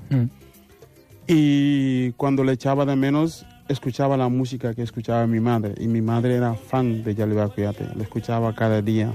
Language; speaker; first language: Spanish; non-native, fluent; Wolof